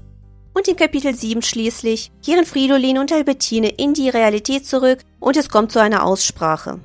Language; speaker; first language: German; native; German